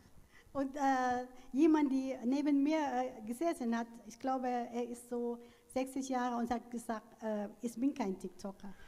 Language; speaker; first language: German; non-native, fluent; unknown